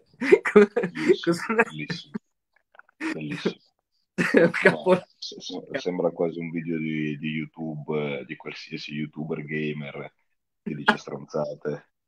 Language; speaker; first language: Italian; non-native, fluent; Russian